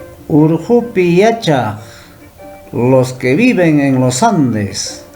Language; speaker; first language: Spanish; non-native, local second language; Quechua